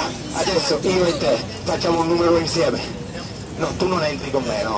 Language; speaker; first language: Italian; non-native, fluent; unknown